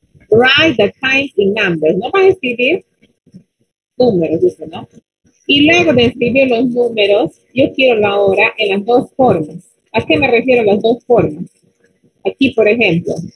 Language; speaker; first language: Spanish; native; Spanish